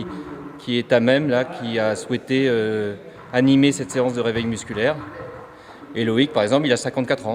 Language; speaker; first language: French; native; French